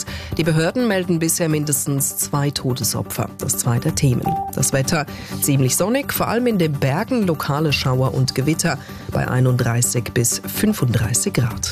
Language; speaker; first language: German; native; German